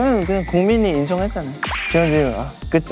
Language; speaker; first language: Korean; non-native, fluent; Thai